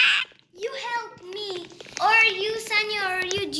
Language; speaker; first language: English; non-native, learner; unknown